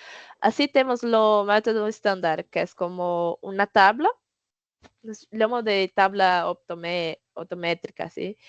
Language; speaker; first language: Spanish; non-native, learner; Portuguese